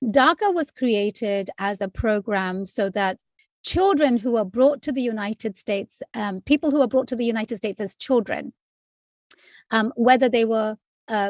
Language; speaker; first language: English; native; English